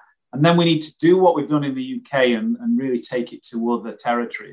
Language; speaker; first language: English; native; English